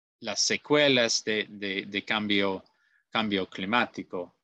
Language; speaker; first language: Spanish; non-native, learner; English